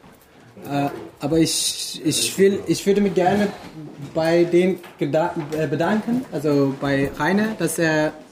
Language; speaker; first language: German; non-native, fluent; Kurdish